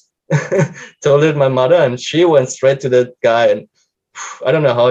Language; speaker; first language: English; non-native, fluent; German